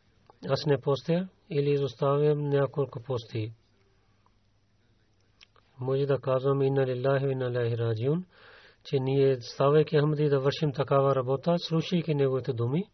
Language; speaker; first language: Bulgarian; non-native, learner; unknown